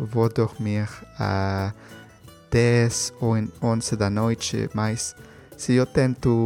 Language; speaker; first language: Portuguese; non-native, learner; Spanish